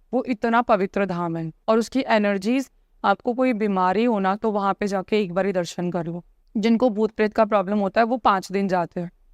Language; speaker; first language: Hindi; native; Hindi